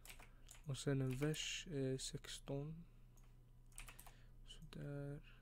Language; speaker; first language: Swedish; early bilingual, other home language; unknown